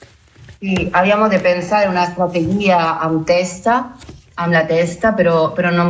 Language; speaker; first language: Italian; non-native, learner; Spanish